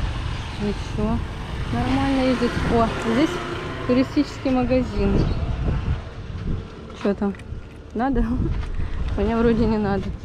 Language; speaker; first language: Russian; native; Russian